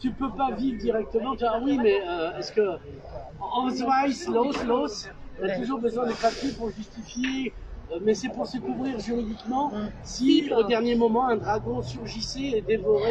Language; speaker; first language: French; native; French